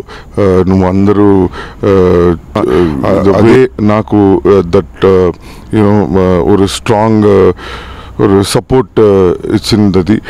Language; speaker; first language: Telugu; non-native, learner; Tamil